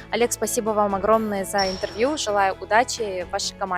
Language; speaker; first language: Russian; native; Russian